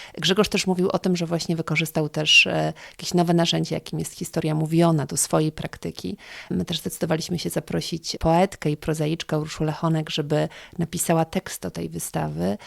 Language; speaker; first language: Polish; native; Polish